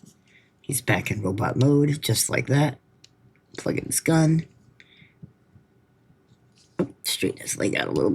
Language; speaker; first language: English; native; English